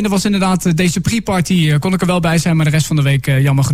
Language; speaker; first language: Dutch; native; Dutch